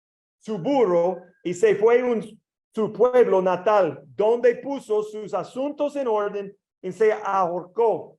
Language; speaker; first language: Spanish; non-native, learner; English